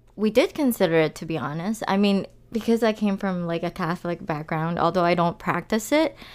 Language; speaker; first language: English; non-native, local second language; Filipino